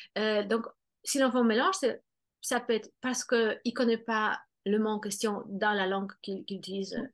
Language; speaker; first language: French; non-native, fluent; Polish